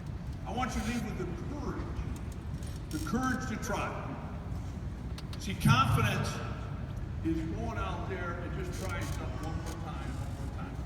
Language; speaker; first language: English; native; English